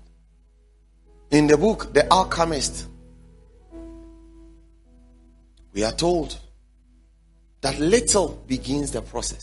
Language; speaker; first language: English; non-native, local second language; Akan